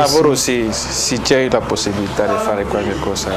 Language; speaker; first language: Italian; non-native, learner; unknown